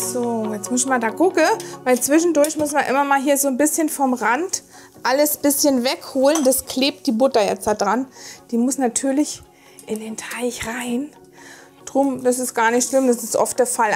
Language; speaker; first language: German; native; German